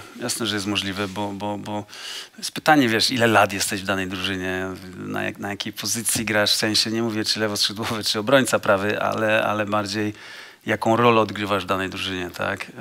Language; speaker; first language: Polish; native; Polish